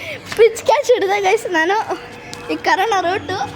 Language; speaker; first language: Kannada; native; Kannada